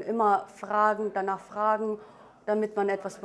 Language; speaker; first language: German; early bilingual, other home language; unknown